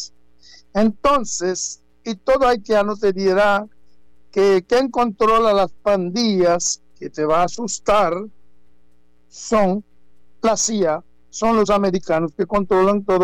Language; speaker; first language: Spanish; non-native, fluent; Haitian Creole